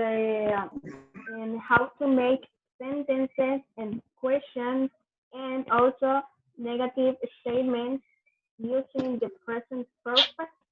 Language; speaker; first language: English; non-native, fluent; Spanish